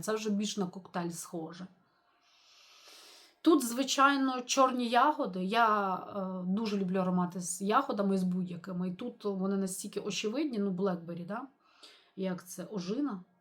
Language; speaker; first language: Ukrainian; native; Ukrainian